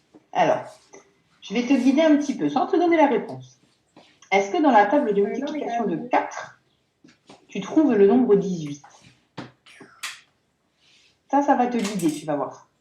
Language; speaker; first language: French; native; French